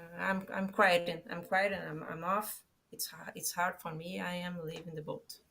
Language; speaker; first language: English; non-native, fluent; Portuguese